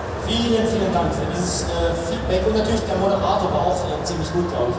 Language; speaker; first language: German; native; German